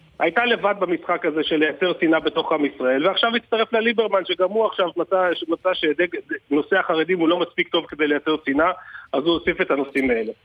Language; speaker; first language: Hebrew; native; Hebrew